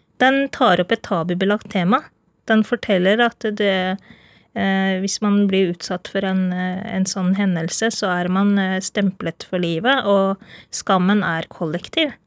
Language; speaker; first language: Norwegian; early bilingual, other home language; Urdu